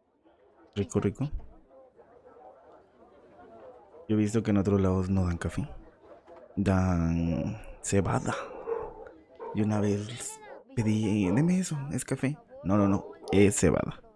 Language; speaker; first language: Spanish; native; Spanish